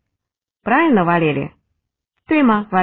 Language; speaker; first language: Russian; non-native, fluent; Chinese